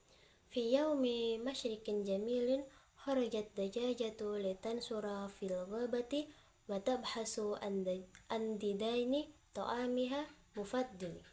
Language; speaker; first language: Arabic; non-native, learner; Indonesian